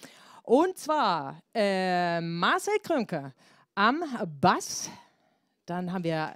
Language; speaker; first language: German; native; German